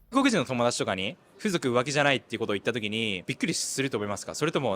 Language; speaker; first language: Japanese; native; Japanese